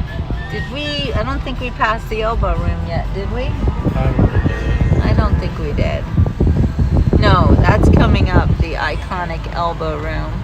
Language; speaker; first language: English; native; English